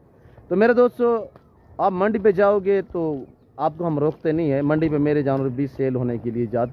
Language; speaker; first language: Hindi; non-native, local second language; Saraiki